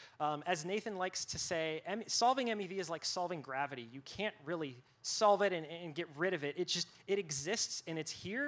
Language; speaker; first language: English; native; English